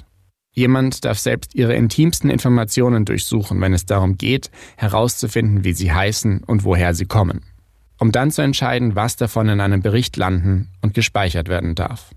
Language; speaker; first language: German; native; German